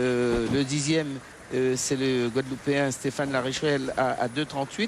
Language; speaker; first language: French; native; French